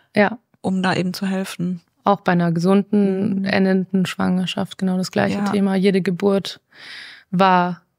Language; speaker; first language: German; native; German